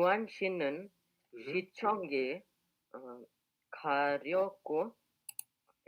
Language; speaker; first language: Korean; non-native, learner; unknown